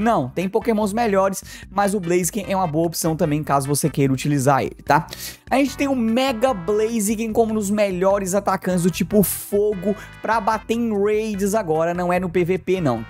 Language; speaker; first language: Portuguese; native; Portuguese